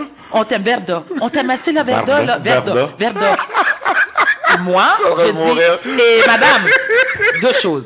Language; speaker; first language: French; native; French